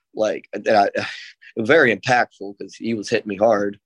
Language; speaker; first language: English; native; English